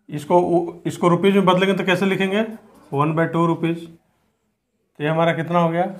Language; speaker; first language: Hindi; native; Hindi